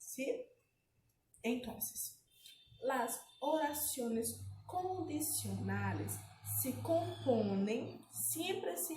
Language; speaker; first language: Spanish; non-native, fluent; Portuguese